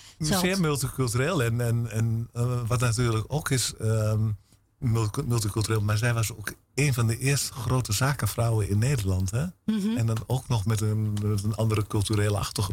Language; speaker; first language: Dutch; native; Dutch